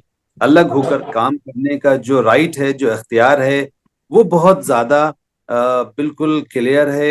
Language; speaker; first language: Hindi; native; Hindi